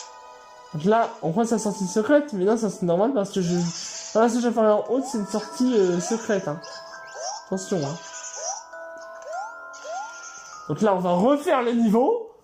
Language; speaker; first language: French; native; French